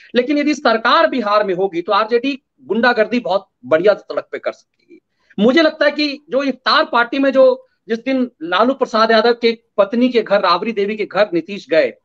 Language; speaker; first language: Hindi; native; Hindi